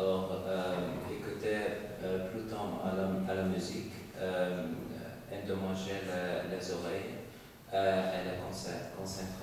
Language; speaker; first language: French; non-native, learner; Dutch